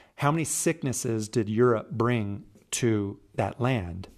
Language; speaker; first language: English; native; English